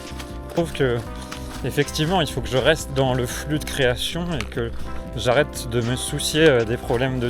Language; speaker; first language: French; native; French